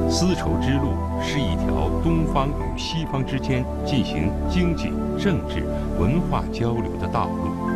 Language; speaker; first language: Chinese; native; Chinese